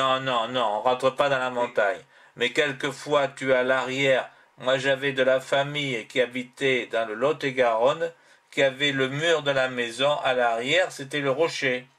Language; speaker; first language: French; native; French